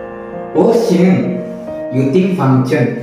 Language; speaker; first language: Chinese; non-native, learner; Indonesian